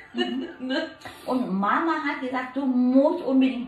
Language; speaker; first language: German; non-native, learner; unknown